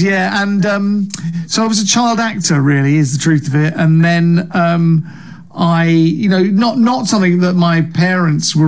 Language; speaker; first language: English; native; English